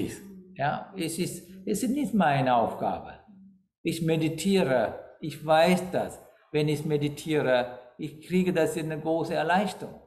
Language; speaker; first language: German; non-native, fluent; Sinhala